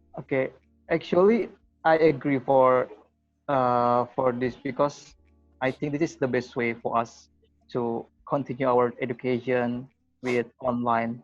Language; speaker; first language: English; non-native, learner; Indonesian